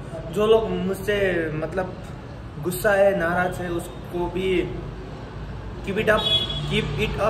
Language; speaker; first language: Hindi; non-native, local second language; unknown